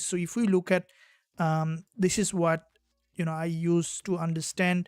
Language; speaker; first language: English; non-native, fluent; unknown